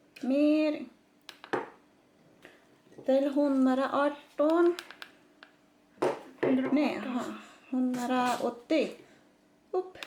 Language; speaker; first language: Swedish; non-native, local second language; Filipino